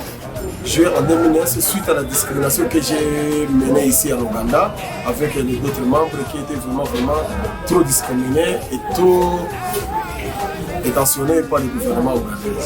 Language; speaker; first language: French; non-native, local second language; Swahili